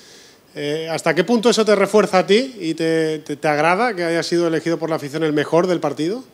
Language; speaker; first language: Spanish; native; Spanish